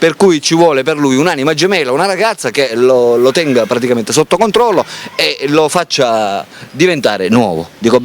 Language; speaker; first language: Italian; native; Italian